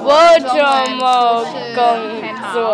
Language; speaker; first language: Chinese; non-native, learner; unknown